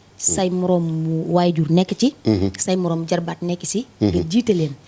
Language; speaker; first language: Wolof; native; Wolof